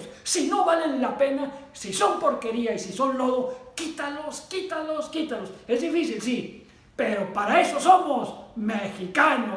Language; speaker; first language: Spanish; native; Spanish